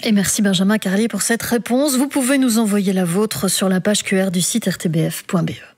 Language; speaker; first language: French; native; French